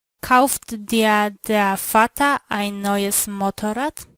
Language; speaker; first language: German; non-native, learner; Polish